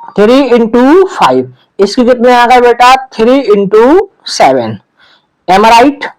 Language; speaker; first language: Hindi; native; Hindi